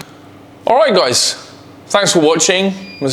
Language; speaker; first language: English; native; English